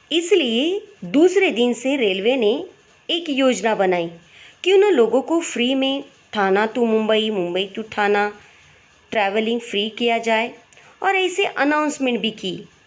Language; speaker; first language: Hindi; non-native, local second language; Marathi